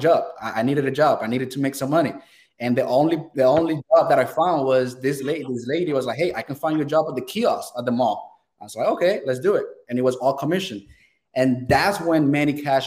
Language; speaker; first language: English; non-native, fluent; Spanish